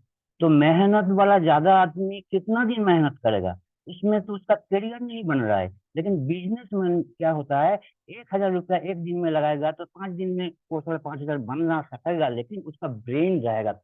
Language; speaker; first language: Hindi; non-native, local second language; Bangla